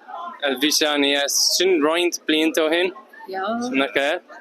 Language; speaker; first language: Irish; non-native, local second language; English